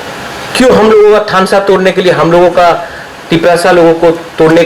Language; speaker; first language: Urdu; non-native, local second language; Kok Borok